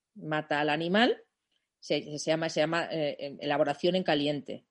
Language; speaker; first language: Spanish; non-native, fluent; German